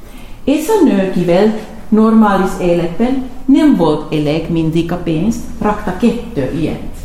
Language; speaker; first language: Hungarian; non-native, learner; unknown